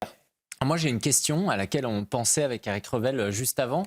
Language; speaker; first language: French; native; French